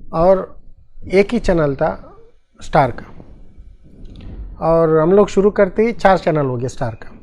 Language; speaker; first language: Hindi; non-native, local second language; Tulu